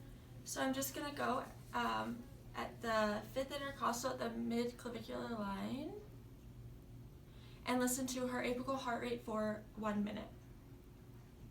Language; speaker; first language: English; native; English